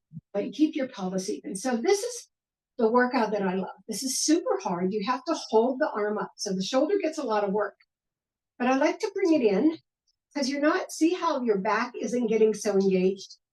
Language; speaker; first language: English; native; English